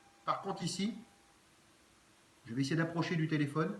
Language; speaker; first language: French; native; French